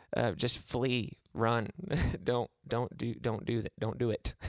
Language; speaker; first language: English; native; English